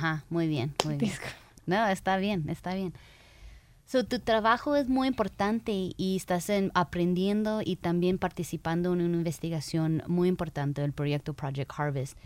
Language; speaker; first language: Spanish; early bilingual, heritage; Spanish